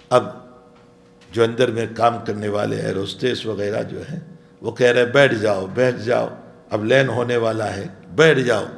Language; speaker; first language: Urdu; non-native, local second language; Gujarati